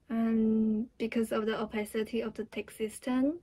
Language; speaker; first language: English; non-native, fluent; Chinese